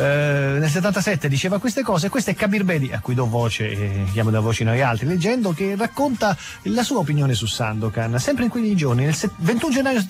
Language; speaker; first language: Italian; native; Italian